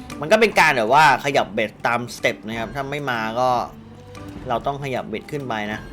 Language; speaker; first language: Thai; native; Thai